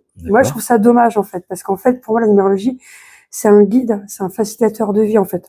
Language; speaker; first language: French; native; French